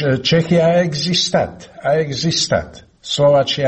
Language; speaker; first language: Romanian; non-native, learner; Slovak